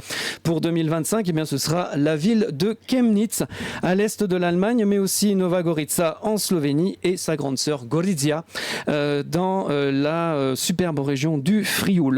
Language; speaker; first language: French; native; French